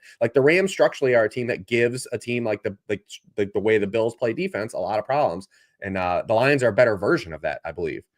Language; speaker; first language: English; native; English